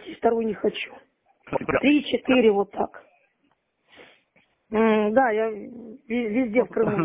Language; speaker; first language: Russian; native; Russian